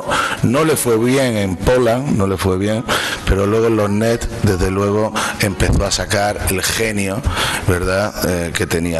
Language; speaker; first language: Spanish; native; Spanish